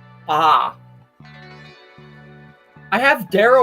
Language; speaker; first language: English; native; English